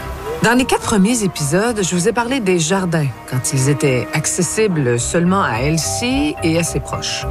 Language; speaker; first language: French; native; French